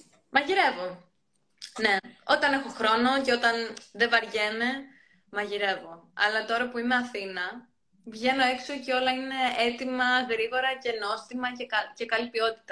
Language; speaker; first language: Greek; early bilingual, heritage; Greek